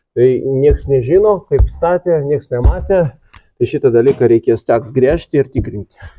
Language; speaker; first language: Lithuanian; non-native, local second language; Russian